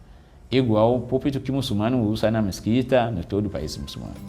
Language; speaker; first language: Portuguese; non-native, fluent; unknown